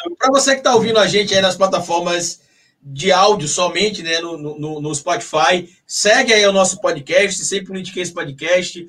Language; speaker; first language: Portuguese; native; Portuguese